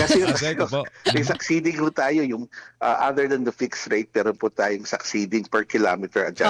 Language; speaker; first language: Filipino; native; Filipino